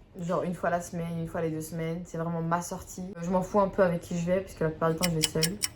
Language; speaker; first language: French; native; French